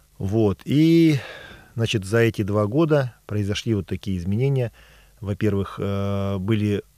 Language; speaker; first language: Russian; native; Russian